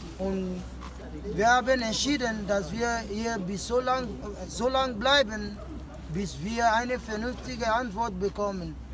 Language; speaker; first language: German; non-native, fluent; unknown